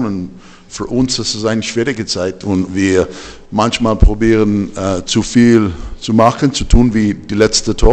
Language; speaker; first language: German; non-native, fluent; English